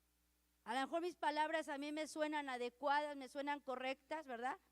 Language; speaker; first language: Spanish; native; Spanish